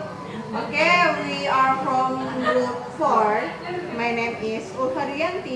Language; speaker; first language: English; non-native, learner; Indonesian